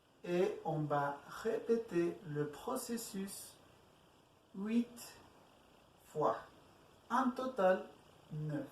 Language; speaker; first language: French; non-native, learner; Spanish